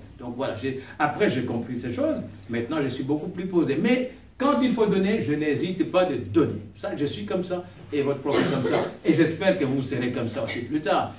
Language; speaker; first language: French; non-native, local second language; Kongo